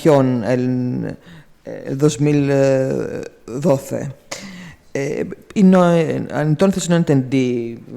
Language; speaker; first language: Spanish; non-native, fluent; Greek